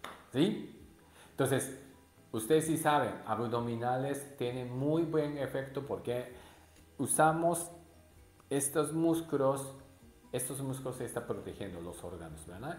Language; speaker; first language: Spanish; non-native, learner; Japanese